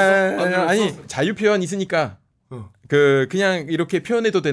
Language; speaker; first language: Korean; non-native, fluent; French